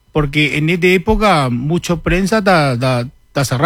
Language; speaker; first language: Spanish; non-native, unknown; Chinese